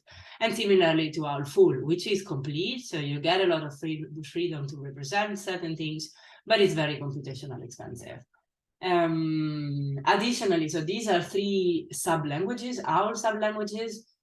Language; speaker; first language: English; non-native, fluent; Italian